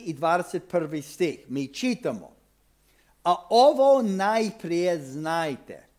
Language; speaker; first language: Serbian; non-native, fluent; English